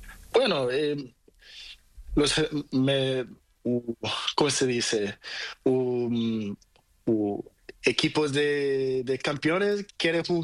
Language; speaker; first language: Spanish; non-native, learner; Portuguese